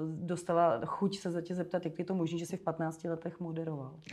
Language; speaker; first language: Czech; native; Czech